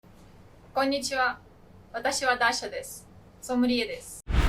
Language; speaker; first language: Japanese; non-native, fluent; Russian